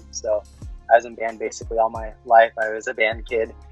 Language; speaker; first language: English; early bilingual, other home language; Filipino